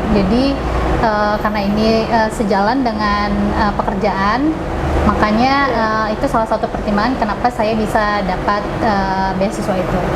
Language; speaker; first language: Indonesian; native; Indonesian